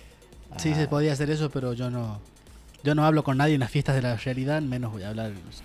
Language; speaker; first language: Spanish; native; Spanish